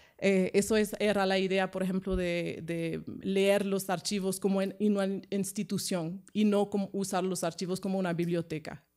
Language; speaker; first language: Spanish; non-native, fluent; French